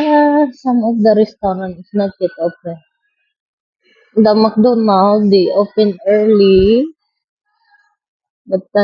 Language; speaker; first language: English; non-native, local second language; Filipino